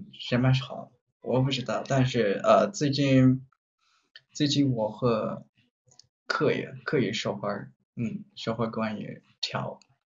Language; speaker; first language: Chinese; non-native, learner; Japanese